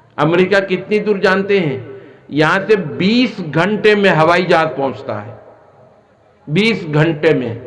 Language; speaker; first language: Urdu; non-native, local second language; Assamese